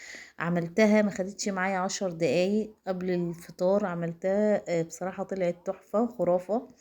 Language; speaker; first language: Arabic; native; Arabic